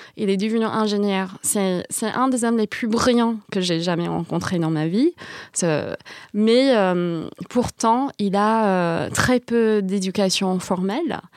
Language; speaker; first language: French; non-native, fluent; English